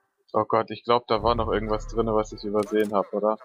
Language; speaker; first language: German; native; German